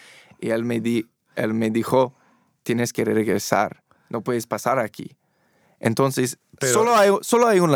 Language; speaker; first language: Spanish; non-native, fluent; English